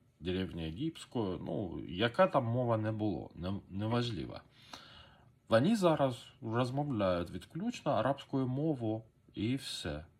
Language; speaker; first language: Ukrainian; non-native, learner; Persian